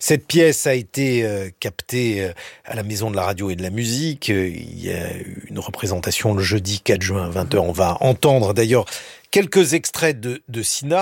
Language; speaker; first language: French; native; French